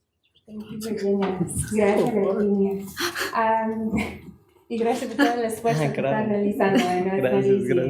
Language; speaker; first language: Spanish; non-native, fluent; English